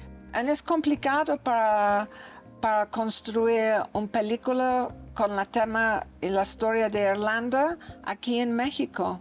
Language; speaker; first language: Spanish; non-native, learner; English